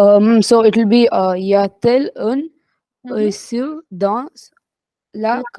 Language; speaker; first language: French; non-native, learner; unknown